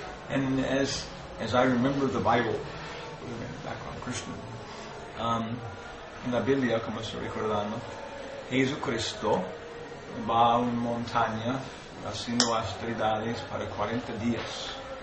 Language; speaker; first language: Spanish; non-native, learner; English